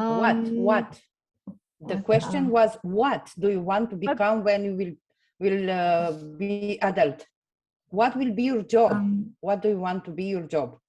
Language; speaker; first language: English; non-native, fluent; Romanian